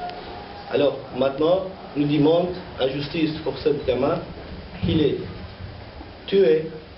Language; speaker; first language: French; non-native, learner; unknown